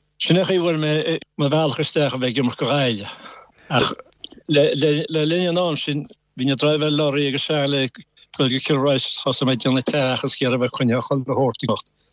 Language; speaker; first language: Irish; native; Irish